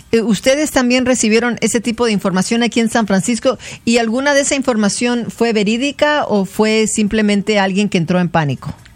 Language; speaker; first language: Spanish; native; Spanish